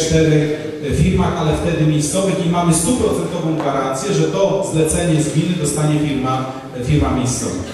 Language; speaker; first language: Polish; native; Polish